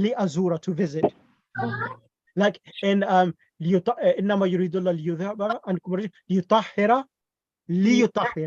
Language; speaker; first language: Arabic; non-native, fluent; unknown